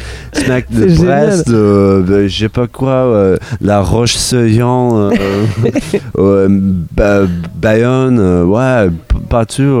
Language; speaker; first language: French; non-native, learner; English